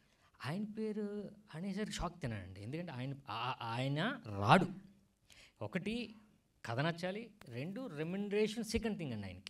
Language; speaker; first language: Telugu; native; Telugu